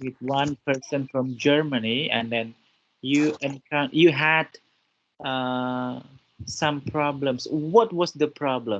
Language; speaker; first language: English; non-native, fluent; Indonesian